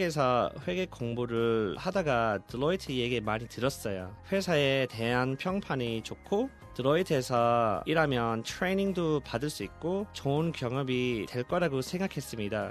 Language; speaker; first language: Korean; early bilingual, heritage; Korean